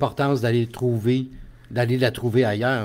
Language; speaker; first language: French; native; French